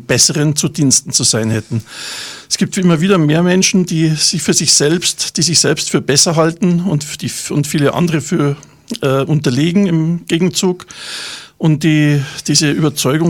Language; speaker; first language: German; native; German